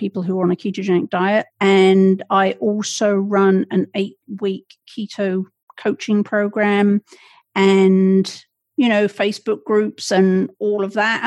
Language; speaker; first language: English; native; English